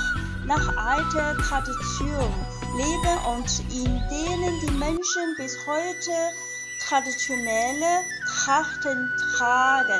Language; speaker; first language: German; non-native, fluent; Chinese